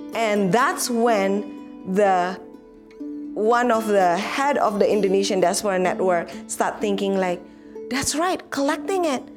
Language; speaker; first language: English; non-native, fluent; Indonesian